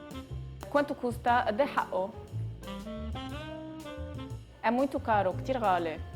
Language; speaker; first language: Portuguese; early bilingual, heritage; Portuguese